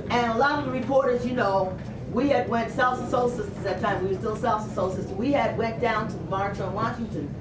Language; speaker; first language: English; native; English